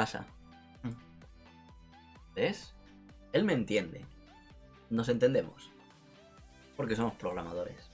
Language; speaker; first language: Spanish; native; Spanish